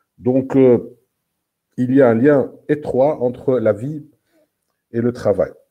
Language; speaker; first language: French; non-native, local second language; Arabic